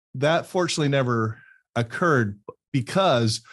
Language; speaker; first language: English; native; English